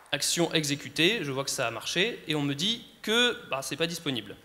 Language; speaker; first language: French; native; French